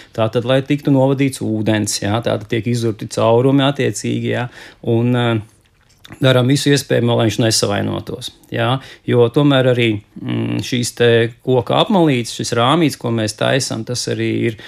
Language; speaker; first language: Latvian; native; Latvian